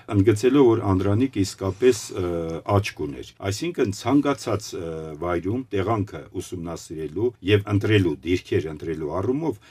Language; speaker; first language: Armenian; native; Armenian